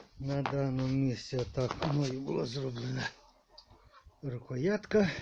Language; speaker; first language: Ukrainian; native; Ukrainian